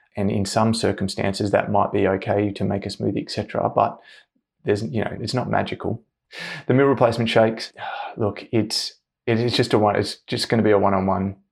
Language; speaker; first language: English; native; English